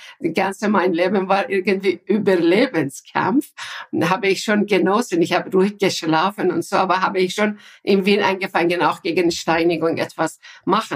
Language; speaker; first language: German; non-native, fluent; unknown